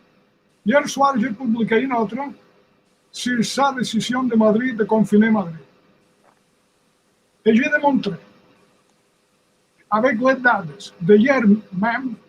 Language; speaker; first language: French; non-native, fluent; Spanish